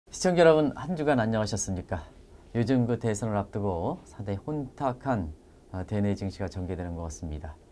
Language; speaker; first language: Korean; native; Korean